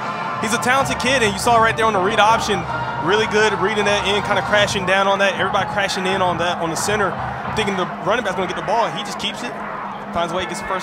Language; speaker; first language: English; native; English